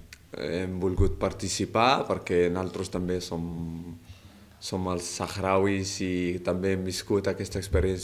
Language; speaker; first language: Catalan; early bilingual, other home language; Arabic